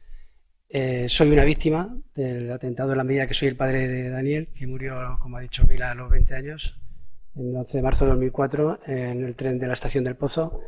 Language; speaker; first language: Spanish; native; Spanish